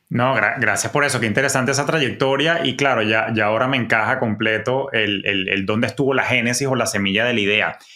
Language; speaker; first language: Spanish; native; Spanish